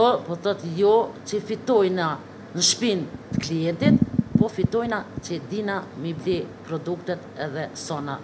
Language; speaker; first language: Albanian; native; Albanian